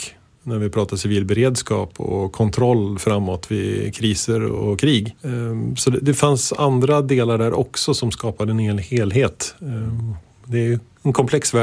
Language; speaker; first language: Swedish; native; Swedish